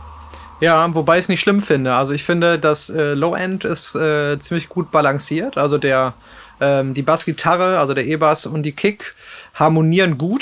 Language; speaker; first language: German; native; German